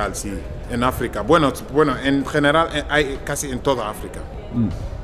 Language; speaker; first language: Spanish; non-native, fluent; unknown